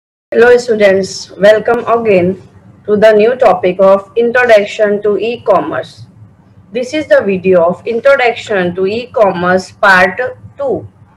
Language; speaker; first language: English; non-native, local second language; Gujarati